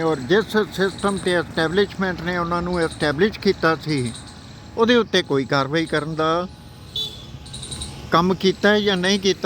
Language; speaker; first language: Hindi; non-native, local second language; Punjabi